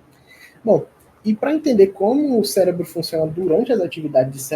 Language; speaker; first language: Portuguese; native; Portuguese